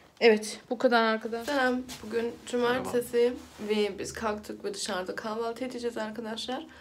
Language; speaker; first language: Turkish; early bilingual, heritage; Turkish